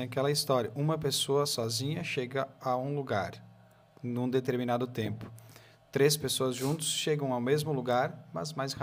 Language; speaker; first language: Portuguese; native; Portuguese